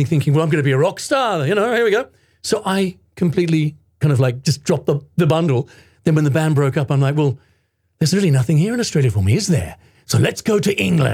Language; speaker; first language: English; native; English